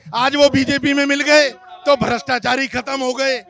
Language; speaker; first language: Hindi; native; Hindi